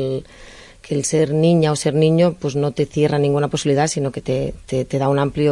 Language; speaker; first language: Spanish; native; Spanish